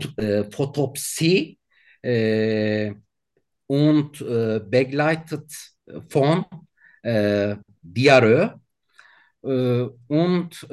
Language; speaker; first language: German; non-native, learner; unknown